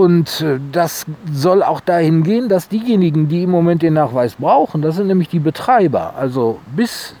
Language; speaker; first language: German; native; German